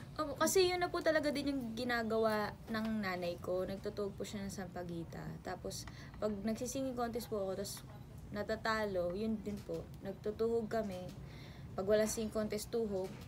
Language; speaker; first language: Filipino; native; Filipino